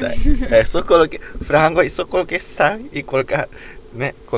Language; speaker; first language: Portuguese; non-native, fluent; Japanese